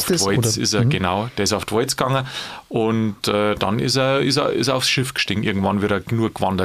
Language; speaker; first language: German; native; German